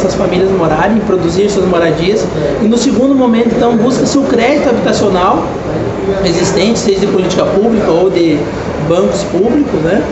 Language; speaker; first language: Portuguese; native; Portuguese